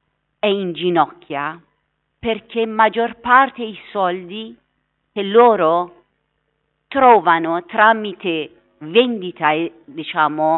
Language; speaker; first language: Italian; non-native, fluent; Persian